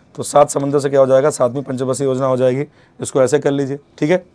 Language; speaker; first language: Hindi; native; Hindi